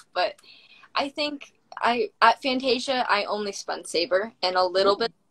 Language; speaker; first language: English; native; English